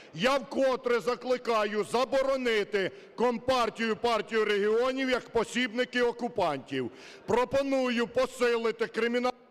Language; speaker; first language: Ukrainian; native; Ukrainian